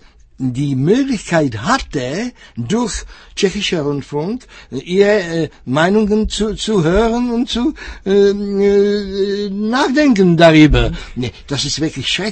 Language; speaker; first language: German; non-native, fluent; Czech